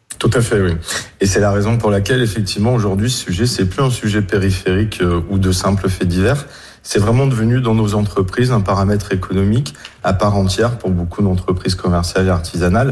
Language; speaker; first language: French; native; French